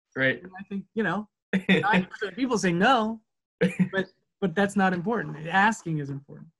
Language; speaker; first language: English; native; English